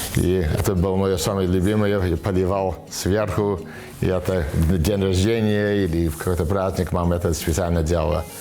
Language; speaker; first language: Russian; early bilingual, heritage; Russian